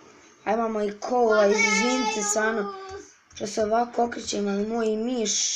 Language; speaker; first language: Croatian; early bilingual, heritage; Serbian